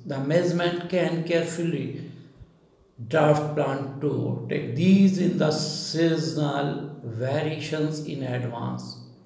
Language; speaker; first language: English; non-native, local second language; Hindi